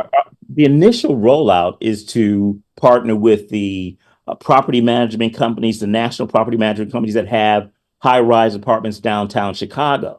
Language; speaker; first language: English; native; English